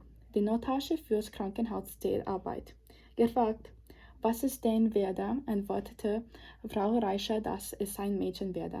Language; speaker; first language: German; non-native, learner; English